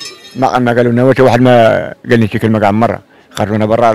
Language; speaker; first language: Arabic; native; Arabic